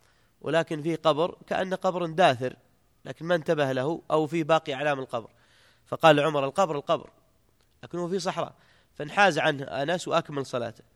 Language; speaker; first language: Arabic; native; Arabic